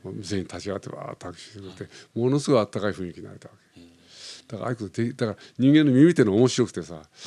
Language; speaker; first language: Japanese; native; Japanese